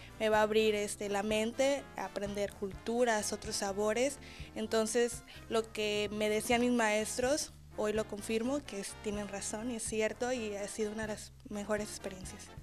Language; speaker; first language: Spanish; native; Spanish